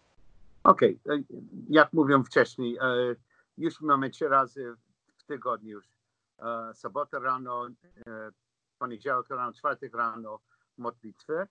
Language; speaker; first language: Polish; non-native, learner; English